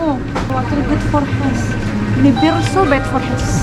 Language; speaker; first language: English; non-native, learner; Indonesian